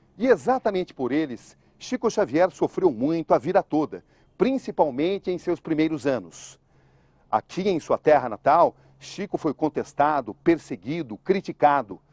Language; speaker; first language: Portuguese; native; Portuguese